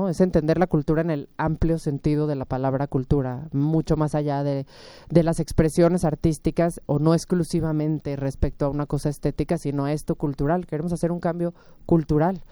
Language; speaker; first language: Spanish; native; Spanish